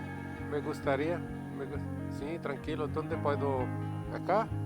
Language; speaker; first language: Spanish; non-native, learner; Italian